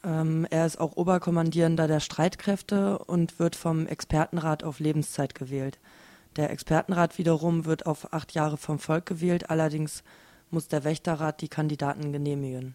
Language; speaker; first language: German; native; German